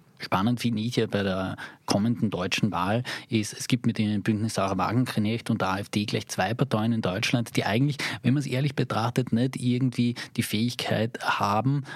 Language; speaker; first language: German; native; German